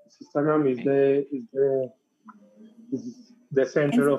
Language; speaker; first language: English; non-native, learner; Spanish